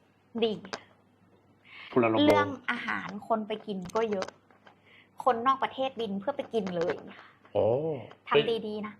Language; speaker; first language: Thai; native; Thai